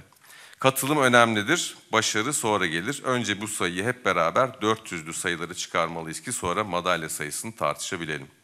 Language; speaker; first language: Turkish; native; Turkish